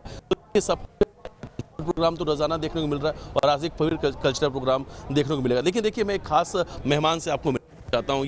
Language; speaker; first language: Hindi; native; Hindi